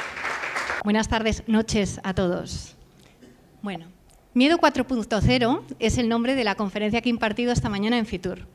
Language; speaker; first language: Spanish; native; Spanish